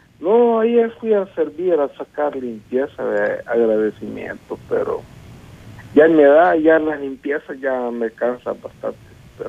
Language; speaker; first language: Spanish; native; Spanish